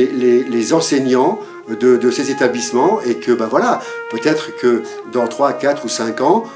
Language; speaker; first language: French; native; French